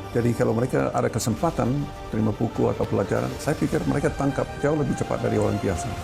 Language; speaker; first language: Indonesian; non-native, fluent; English